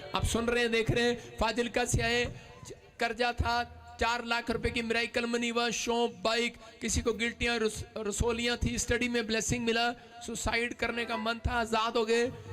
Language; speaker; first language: Hindi; non-native, local second language; Punjabi